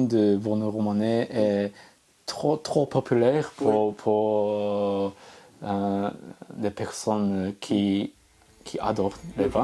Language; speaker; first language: French; non-native, learner; Japanese